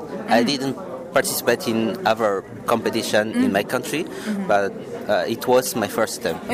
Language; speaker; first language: English; non-native, fluent; Malagasy